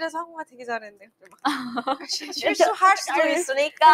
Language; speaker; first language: Korean; native; Korean